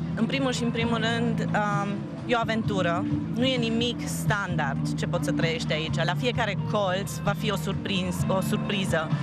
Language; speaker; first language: Romanian; native; Romanian